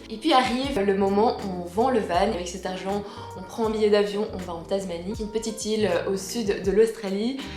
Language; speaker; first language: French; native; French